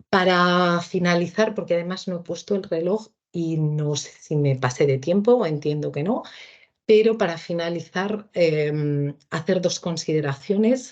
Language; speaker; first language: Spanish; native; Spanish